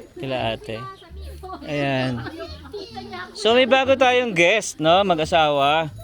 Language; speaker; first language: Filipino; native; Filipino